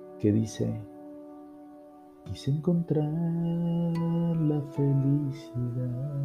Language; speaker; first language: Spanish; native; Spanish